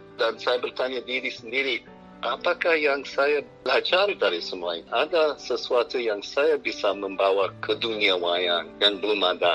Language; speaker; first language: Indonesian; non-native, fluent; English